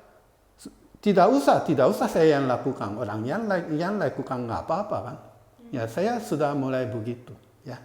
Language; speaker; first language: Indonesian; non-native, fluent; Japanese